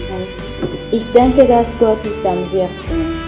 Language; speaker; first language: German; non-native, learner; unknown